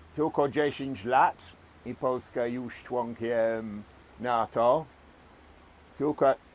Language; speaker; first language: Polish; non-native, fluent; English